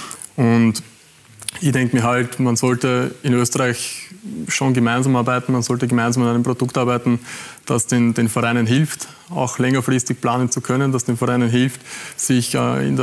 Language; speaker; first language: German; native; German